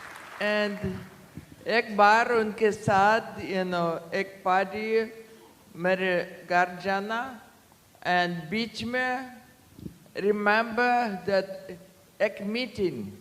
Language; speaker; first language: Hindi; non-native, learner; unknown